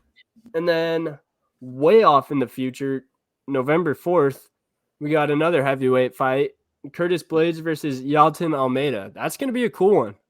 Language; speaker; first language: English; native; English